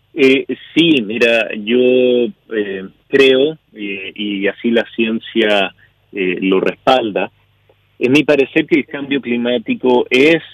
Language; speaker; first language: Spanish; native; Spanish